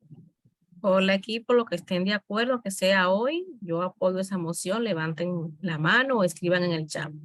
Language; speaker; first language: Spanish; native; Spanish